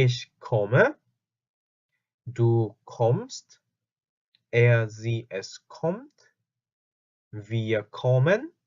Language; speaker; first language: German; non-native, fluent; Korean